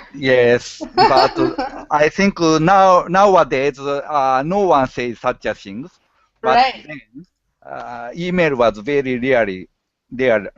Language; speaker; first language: English; non-native, learner; Japanese